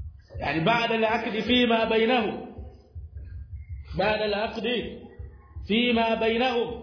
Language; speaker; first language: Arabic; non-native, fluent; Swahili